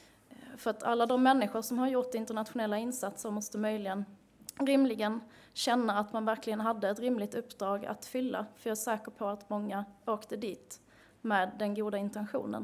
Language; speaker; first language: Swedish; native; Swedish